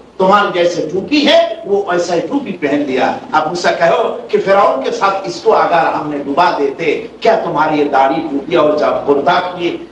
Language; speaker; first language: Urdu; non-native, fluent; Bangla